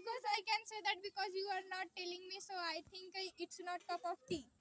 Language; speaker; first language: English; non-native, learner; Hindi